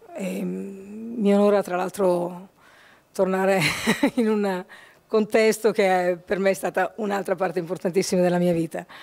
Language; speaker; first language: Italian; native; Italian